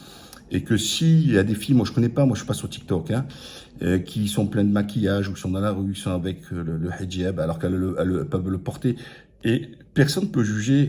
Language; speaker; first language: French; native; French